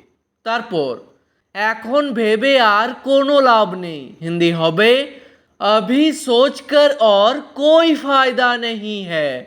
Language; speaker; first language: Hindi; non-native, local second language; Bangla